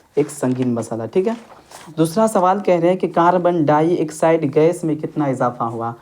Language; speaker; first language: Urdu; native; Urdu